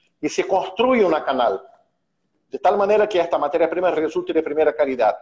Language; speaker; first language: Spanish; non-native, fluent; Portuguese